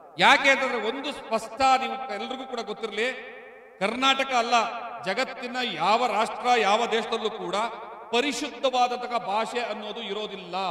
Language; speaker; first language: Kannada; native; Kannada